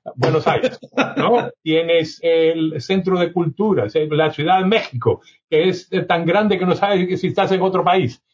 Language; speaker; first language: Spanish; native; Spanish